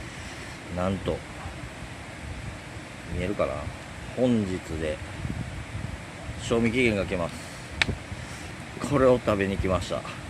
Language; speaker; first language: Japanese; native; Japanese